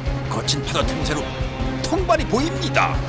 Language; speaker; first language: Korean; native; Korean